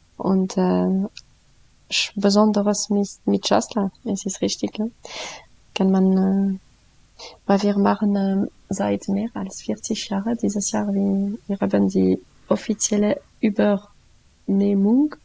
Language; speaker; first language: German; non-native, local second language; French